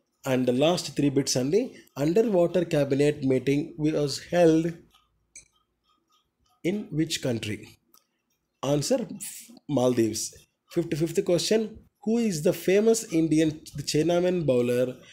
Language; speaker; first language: English; non-native, local second language; Telugu